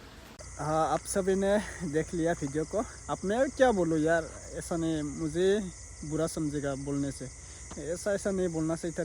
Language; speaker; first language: Hindi; non-native, local second language; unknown